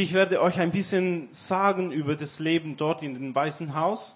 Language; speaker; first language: German; non-native, learner; Romanian